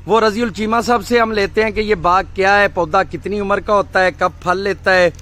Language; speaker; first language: Urdu; non-native, local second language; Punjabi